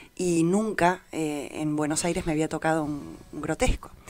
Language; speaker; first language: Spanish; native; Spanish